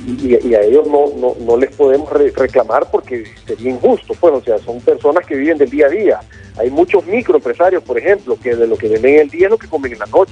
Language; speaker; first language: Spanish; native; Spanish